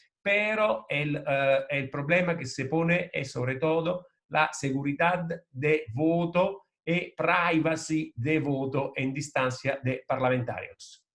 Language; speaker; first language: Spanish; non-native, fluent; Italian